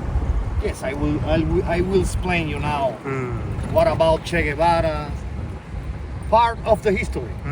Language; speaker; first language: English; non-native, fluent; Spanish